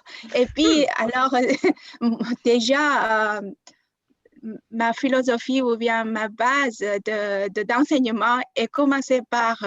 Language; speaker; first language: French; non-native, fluent; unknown